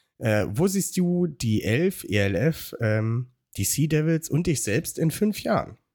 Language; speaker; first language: German; native; German